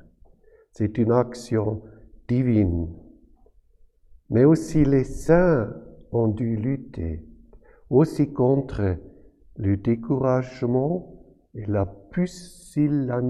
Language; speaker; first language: French; non-native, fluent; German